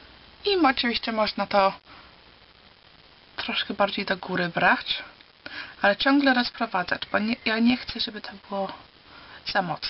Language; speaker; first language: Polish; early bilingual, heritage; Polish